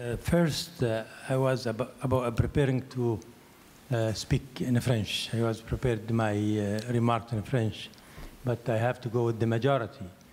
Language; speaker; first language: English; non-native, fluent; Arabic